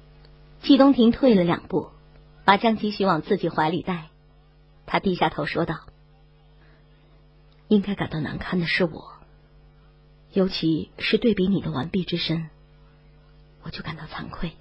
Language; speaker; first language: Chinese; native; Chinese